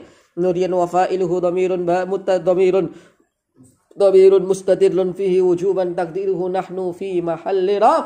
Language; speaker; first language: Arabic; non-native, fluent; Indonesian